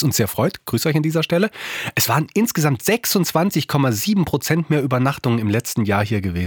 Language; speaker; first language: German; native; German